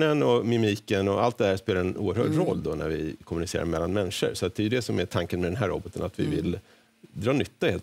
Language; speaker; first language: Swedish; native; Swedish